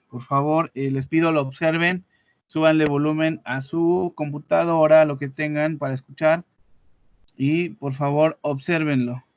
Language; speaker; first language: Spanish; native; Spanish